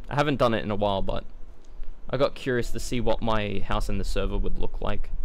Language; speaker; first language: English; native; English